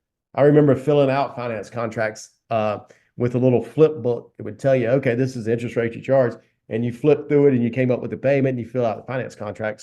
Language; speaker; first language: English; native; English